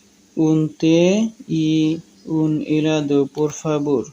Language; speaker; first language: Spanish; non-native, learner; Bangla